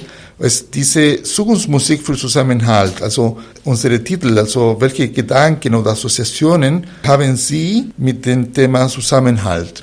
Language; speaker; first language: German; non-native, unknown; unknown